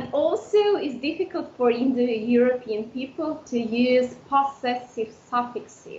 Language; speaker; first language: English; non-native, fluent; Udmurt